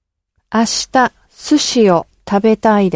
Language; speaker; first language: Japanese; non-native, learner; English